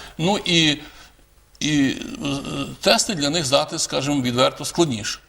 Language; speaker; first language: Ukrainian; native; Ukrainian